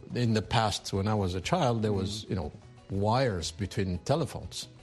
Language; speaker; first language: English; non-native, fluent; Amharic